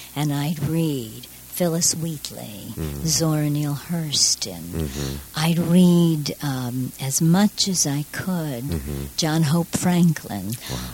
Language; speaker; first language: English; native; English